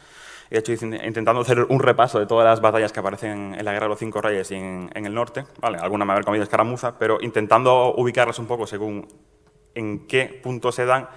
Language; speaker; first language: Spanish; native; Spanish